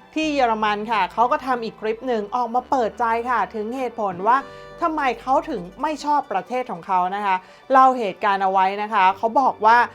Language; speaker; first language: Thai; native; Thai